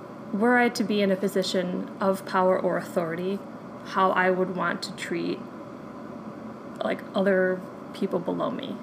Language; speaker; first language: English; native; English